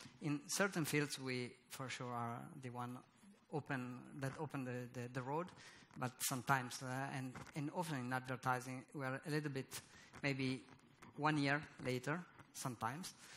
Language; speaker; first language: English; non-native, fluent; Italian